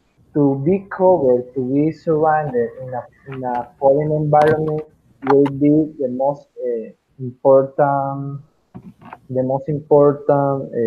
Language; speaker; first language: English; non-native, fluent; Spanish